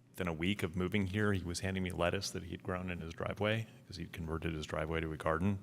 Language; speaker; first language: English; native; English